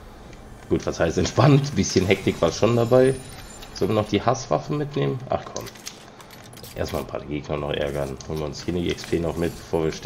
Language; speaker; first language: German; native; German